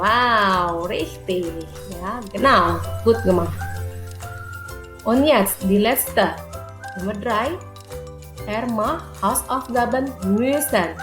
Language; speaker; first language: German; non-native, fluent; Indonesian